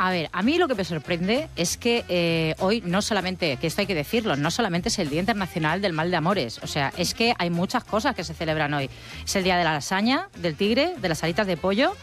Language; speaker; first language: Spanish; native; Spanish